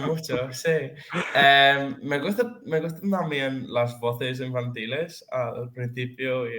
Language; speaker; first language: Spanish; non-native, fluent; Serbian